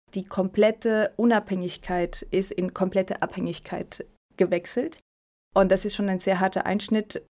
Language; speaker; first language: German; early bilingual, other home language; Spanish